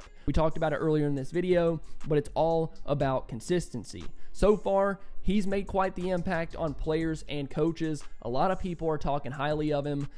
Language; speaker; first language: English; native; English